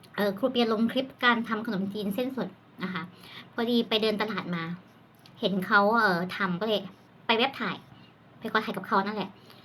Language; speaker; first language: Thai; non-native, local second language; Northeastern Thai